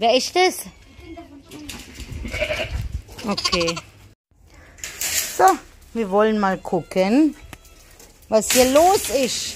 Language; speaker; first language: German; native; German